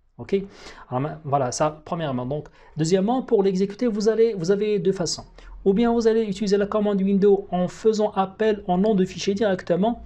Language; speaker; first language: French; non-native, local second language; Arabic